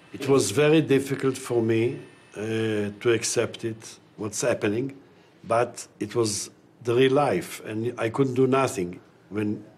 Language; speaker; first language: English; non-native, fluent; Hebrew